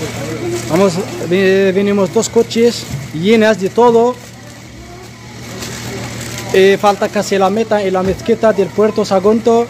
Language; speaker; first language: Spanish; non-native, learner; Arabic